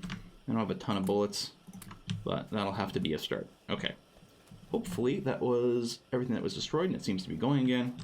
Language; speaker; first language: English; native; English